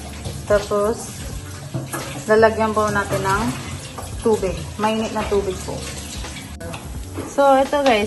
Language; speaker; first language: Filipino; early bilingual, other home language; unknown